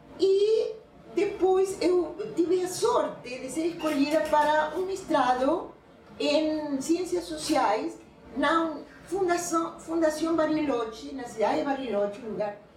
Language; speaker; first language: Portuguese; non-native, fluent; Spanish